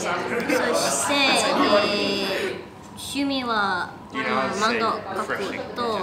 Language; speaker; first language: Japanese; non-native, learner; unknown